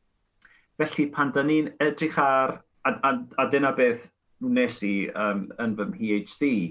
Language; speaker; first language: Welsh; non-native, fluent; Spanish